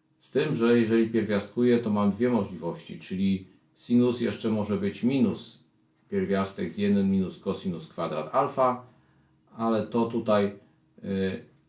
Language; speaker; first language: Polish; native; Polish